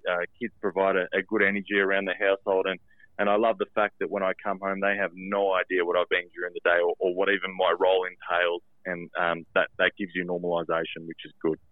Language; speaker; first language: English; early bilingual, other home language; Albanian